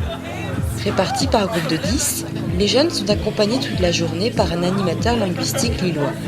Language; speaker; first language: French; native; French